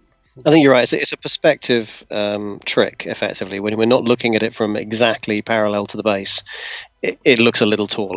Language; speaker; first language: English; native; English